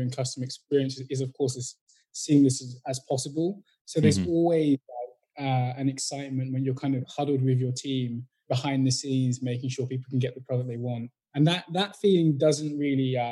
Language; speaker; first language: English; native; English